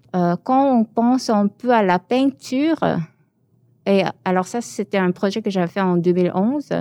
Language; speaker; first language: French; early bilingual, other home language; Korean